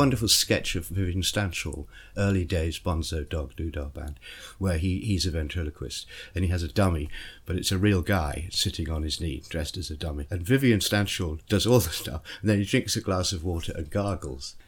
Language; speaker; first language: English; native; English